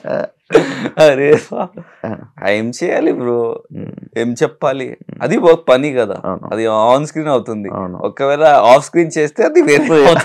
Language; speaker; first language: Telugu; non-native, local second language; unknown